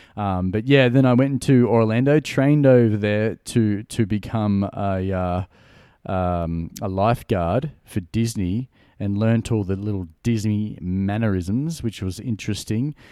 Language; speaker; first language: English; native; English